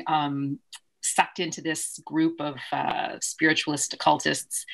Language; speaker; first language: English; native; English